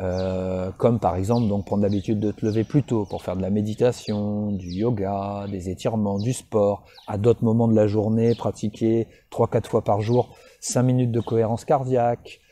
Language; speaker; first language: French; native; French